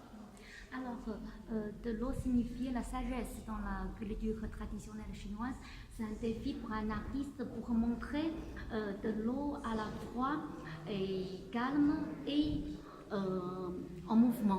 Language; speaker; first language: French; non-native, fluent; Chinese